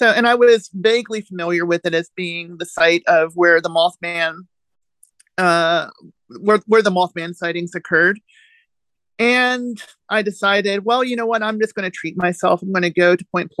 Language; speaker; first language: English; native; English